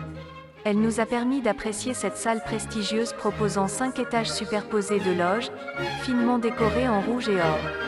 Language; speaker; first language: French; native; French